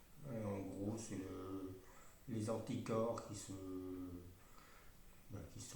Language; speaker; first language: French; native; French